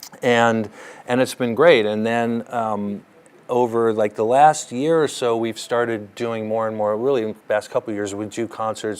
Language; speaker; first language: English; early bilingual, other home language; German